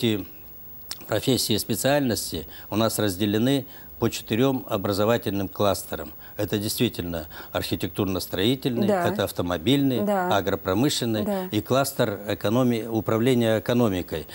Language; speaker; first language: Russian; native; Russian